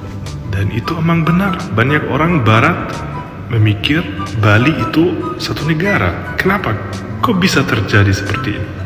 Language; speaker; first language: Indonesian; non-native, fluent; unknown